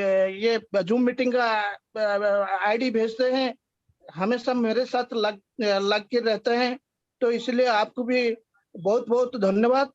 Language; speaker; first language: Hindi; non-native, local second language; Odia